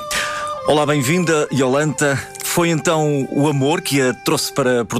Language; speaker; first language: Portuguese; native; Portuguese